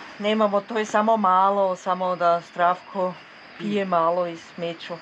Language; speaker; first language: Bosnian; non-native, learner; German